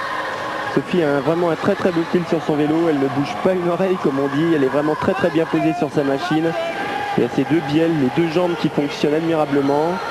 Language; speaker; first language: French; native; French